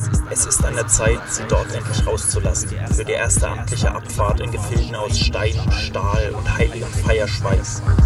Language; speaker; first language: German; native; German